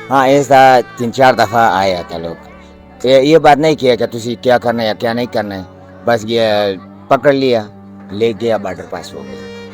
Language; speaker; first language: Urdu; early bilingual, other home language; Pashto